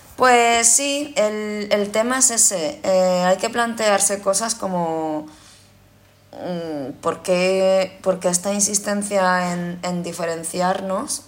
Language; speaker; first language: Spanish; early bilingual, other home language; Korean